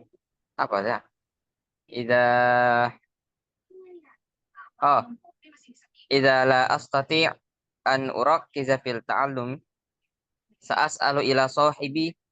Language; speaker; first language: Arabic; non-native, learner; Indonesian